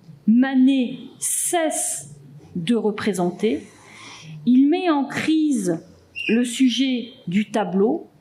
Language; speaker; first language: French; native; French